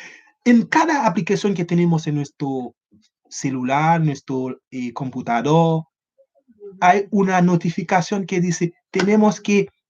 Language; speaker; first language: Spanish; non-native, learner; Haitian Creole